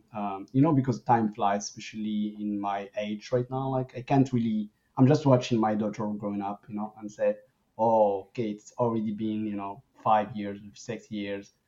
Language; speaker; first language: English; non-native, fluent; Arabic